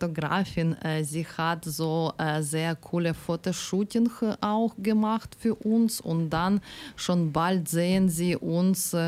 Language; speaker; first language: German; non-native, learner; Ukrainian